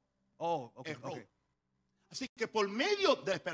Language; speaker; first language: Spanish; native; Spanish